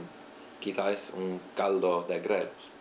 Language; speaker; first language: Spanish; non-native, fluent; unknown